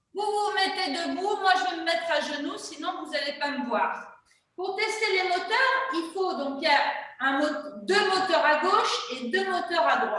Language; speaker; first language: French; native; French